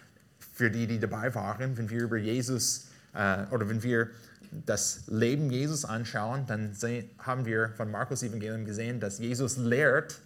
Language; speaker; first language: German; non-native, fluent; English